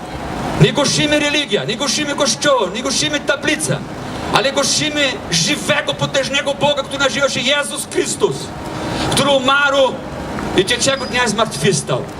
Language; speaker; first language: Polish; non-native, fluent; Portuguese